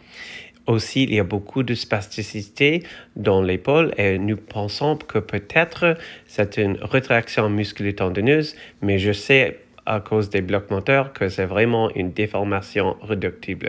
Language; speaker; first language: French; non-native, fluent; English